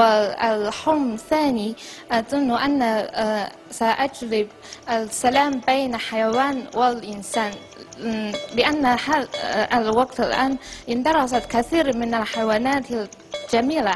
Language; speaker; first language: Arabic; non-native, learner; Chinese